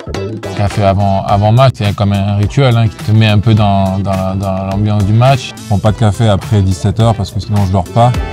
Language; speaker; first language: French; native; French